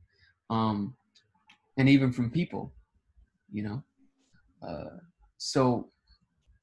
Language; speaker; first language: English; early bilingual, other home language; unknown